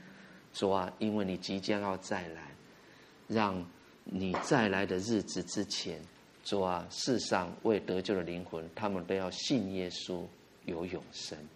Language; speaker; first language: Chinese; native; Chinese